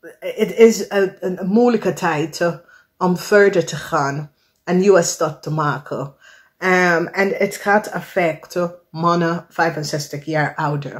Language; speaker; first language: Dutch; non-native, fluent; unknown